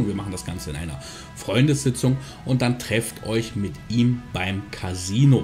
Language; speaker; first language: German; native; German